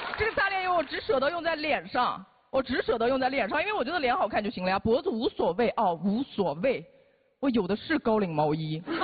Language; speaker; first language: Chinese; non-native, local second language; Uyghur